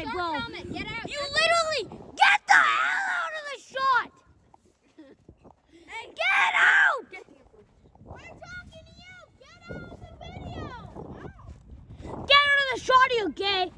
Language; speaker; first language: English; native; English